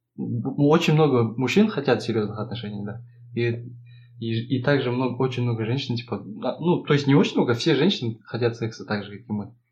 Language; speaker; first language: Russian; non-native, local second language; Kazakh